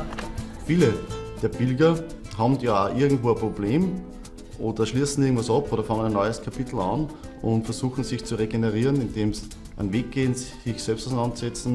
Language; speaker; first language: German; native; German